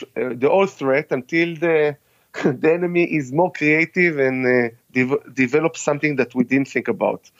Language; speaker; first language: English; non-native, fluent; Hebrew